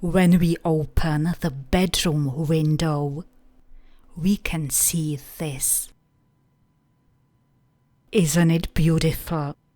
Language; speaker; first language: English; non-native, fluent; Czech